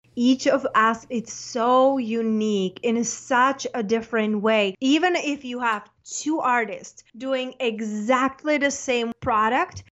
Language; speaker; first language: English; non-native, fluent; Czech